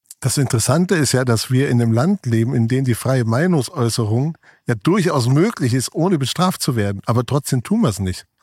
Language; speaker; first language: German; native; German